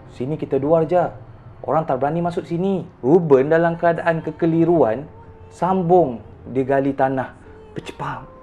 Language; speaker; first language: Malay; native; Malay